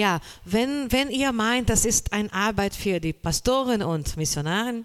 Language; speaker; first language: German; non-native, learner; Portuguese